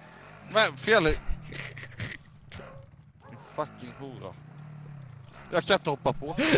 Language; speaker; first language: Swedish; native; Swedish